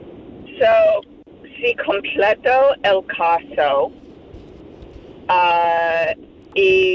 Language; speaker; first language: Spanish; non-native, learner; English